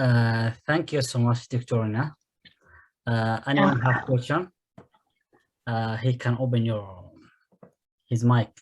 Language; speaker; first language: English; non-native, fluent; Arabic